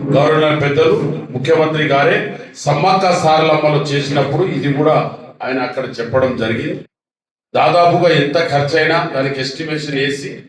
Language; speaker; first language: Telugu; non-native, local second language; Lambadi